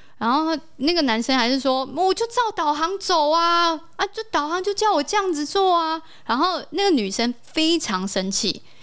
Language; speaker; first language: Chinese; native; Chinese